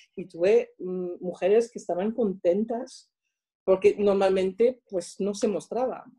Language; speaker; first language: Spanish; non-native, fluent; French